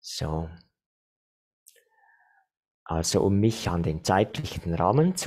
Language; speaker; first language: German; non-native, fluent; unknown